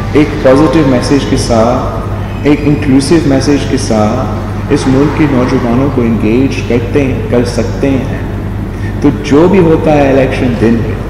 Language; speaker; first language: Urdu; non-native, local second language; English